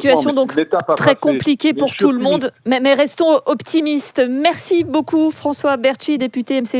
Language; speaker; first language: French; native; French